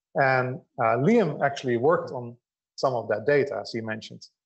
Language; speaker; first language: English; non-native, fluent; Dutch